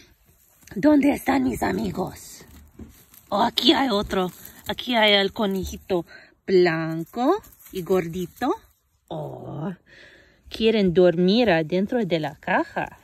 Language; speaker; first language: Spanish; non-native, fluent; English